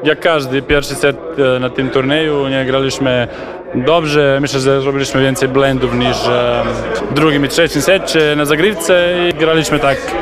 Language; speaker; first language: Polish; non-native, fluent; Serbian